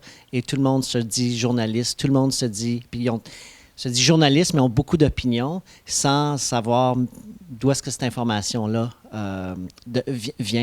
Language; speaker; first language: French; native; French